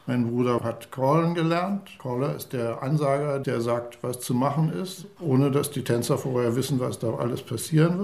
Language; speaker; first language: German; native; German